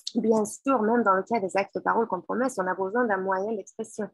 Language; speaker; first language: French; non-native, fluent; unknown